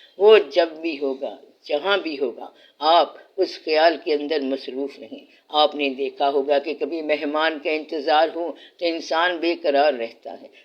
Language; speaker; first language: Urdu; non-native, local second language; Punjabi